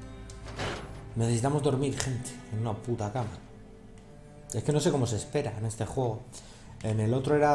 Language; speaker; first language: Spanish; native; Spanish